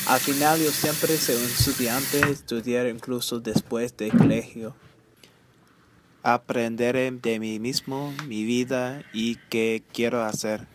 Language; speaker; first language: Spanish; early bilingual, heritage; Spanish